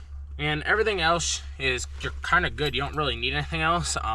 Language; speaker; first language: English; native; English